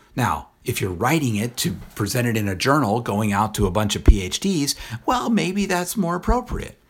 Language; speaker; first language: English; native; English